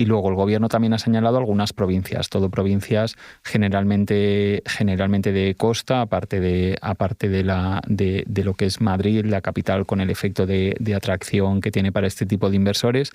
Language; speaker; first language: Spanish; native; Spanish